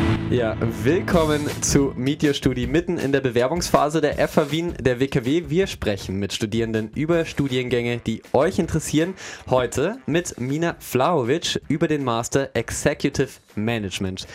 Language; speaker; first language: German; native; German